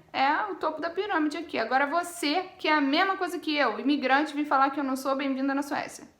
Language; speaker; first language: Portuguese; native; Portuguese